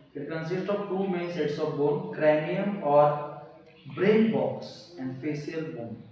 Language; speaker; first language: English; non-native, local second language; Marathi